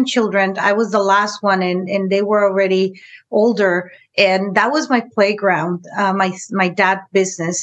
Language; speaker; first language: English; native; English